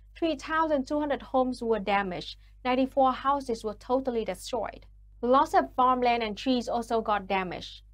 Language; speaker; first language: English; non-native, fluent; Vietnamese